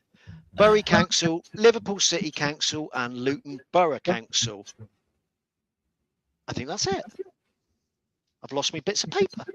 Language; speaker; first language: English; native; English